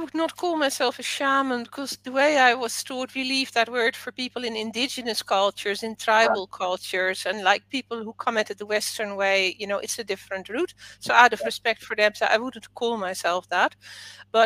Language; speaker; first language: English; non-native, fluent; Dutch